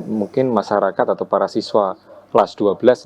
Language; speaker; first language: Indonesian; native; Indonesian